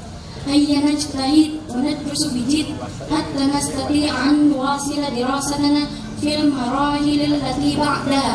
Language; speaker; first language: Arabic; non-native, learner; Indonesian